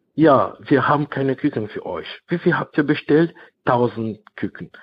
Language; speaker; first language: German; non-native, fluent; French